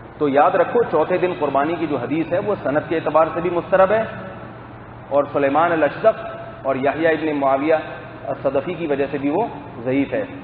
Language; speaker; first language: Urdu; native; Urdu